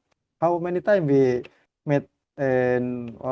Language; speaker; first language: English; non-native, learner; Indonesian